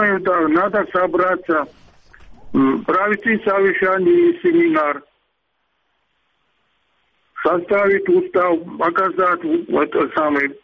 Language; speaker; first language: Russian; non-native, fluent; Georgian